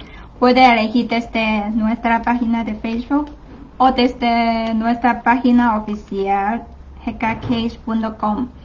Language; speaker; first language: Spanish; non-native, learner; Chinese